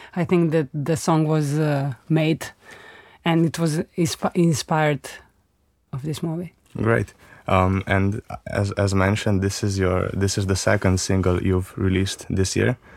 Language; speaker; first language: English; non-native, fluent; Macedonian